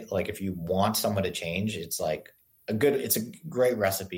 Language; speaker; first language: English; native; English